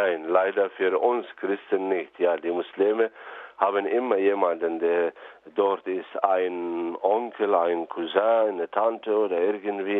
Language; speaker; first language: German; non-native, fluent; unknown